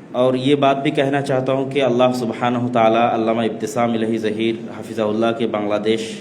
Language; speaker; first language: Urdu; non-native, fluent; Bangla